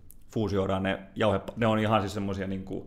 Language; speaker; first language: Finnish; native; Finnish